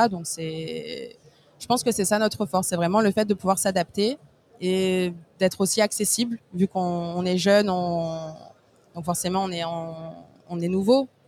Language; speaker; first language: French; native; French